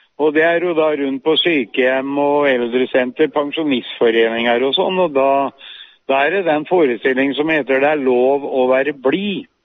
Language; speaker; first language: Norwegian; native; Norwegian